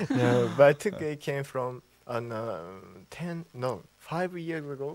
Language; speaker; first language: English; non-native, learner; Japanese